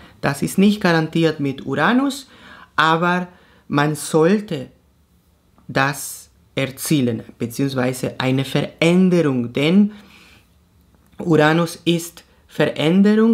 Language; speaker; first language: German; non-native, fluent; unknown